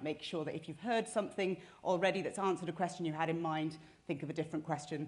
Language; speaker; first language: English; native; English